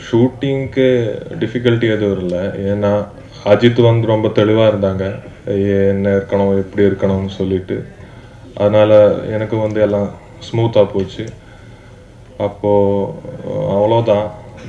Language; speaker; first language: Tamil; non-native, fluent; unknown